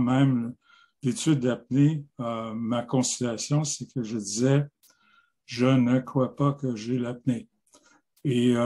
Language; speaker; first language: French; non-native, local second language; English